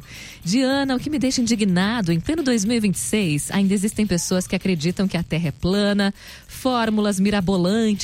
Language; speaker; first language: Portuguese; native; Portuguese